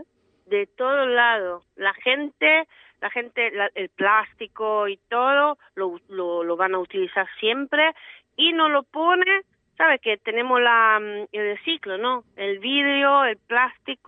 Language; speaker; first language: Spanish; non-native, fluent; Italian